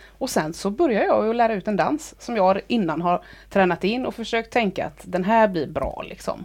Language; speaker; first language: Swedish; native; Swedish